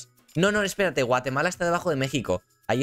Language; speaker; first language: Spanish; native; Spanish